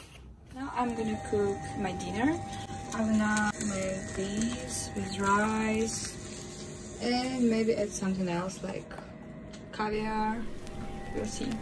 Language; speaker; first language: English; non-native, fluent; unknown